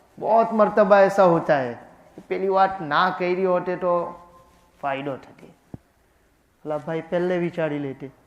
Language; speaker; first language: Urdu; non-native, fluent; Gujarati